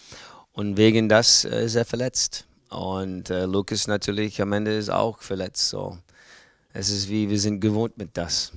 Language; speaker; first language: German; non-native, learner; English